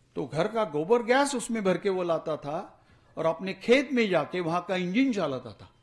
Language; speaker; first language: Hindi; non-native, local second language; Marathi